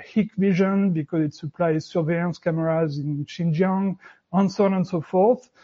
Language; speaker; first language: English; non-native, fluent; French